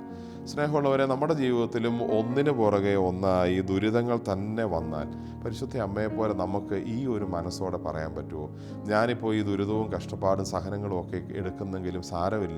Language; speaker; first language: Malayalam; native; Malayalam